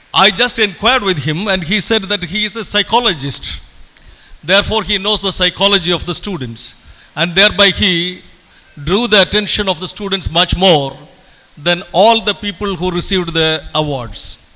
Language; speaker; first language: English; non-native, local second language; Tamil